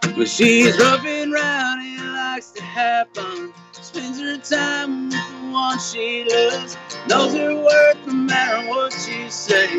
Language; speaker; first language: English; native; English